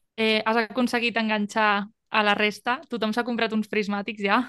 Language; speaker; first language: Catalan; native; Catalan